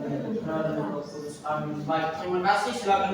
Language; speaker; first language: Indonesian; native; Indonesian